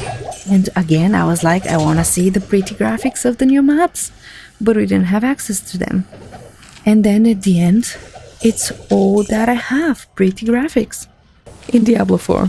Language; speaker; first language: English; non-native, fluent; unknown